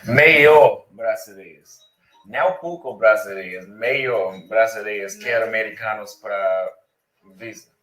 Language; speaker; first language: Portuguese; non-native, learner; English